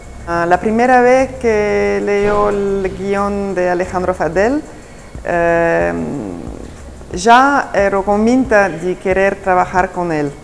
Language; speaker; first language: Spanish; non-native, fluent; Italian